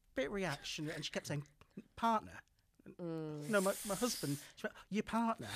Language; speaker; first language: English; native; English